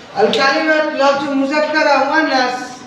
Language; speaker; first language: Arabic; non-native, fluent; Bangla